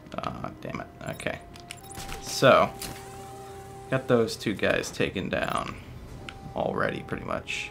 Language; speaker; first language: English; native; English